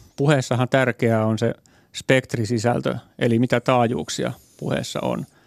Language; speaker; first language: Finnish; native; Finnish